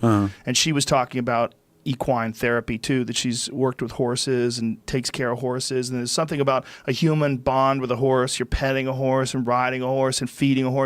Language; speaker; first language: English; native; English